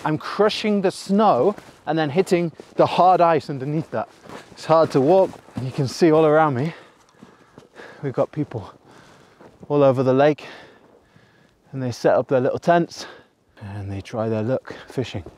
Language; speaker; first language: English; native; English